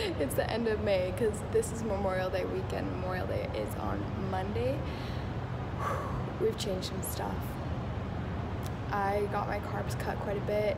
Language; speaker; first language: English; native; English